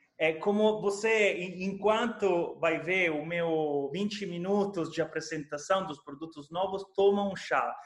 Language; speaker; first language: Portuguese; non-native, fluent; Italian